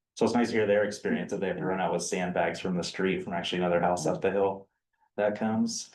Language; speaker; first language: English; native; English